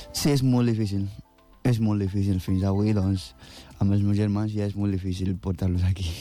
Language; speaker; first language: Catalan; non-native, fluent; Akan